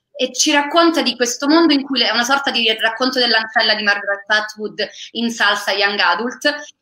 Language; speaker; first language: Italian; native; Italian